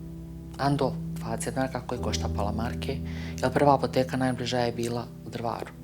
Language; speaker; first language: Bosnian; native; Bosnian